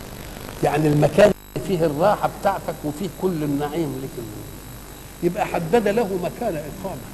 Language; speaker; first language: Arabic; native; Arabic